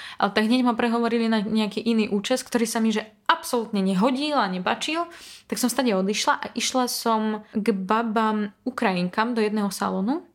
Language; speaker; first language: Slovak; non-native, fluent; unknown